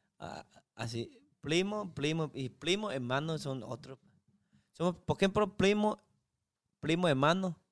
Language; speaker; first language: Spanish; non-native, learner; Chinese